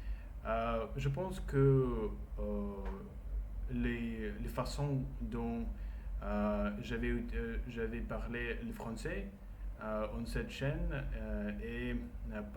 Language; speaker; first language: French; non-native, learner; Russian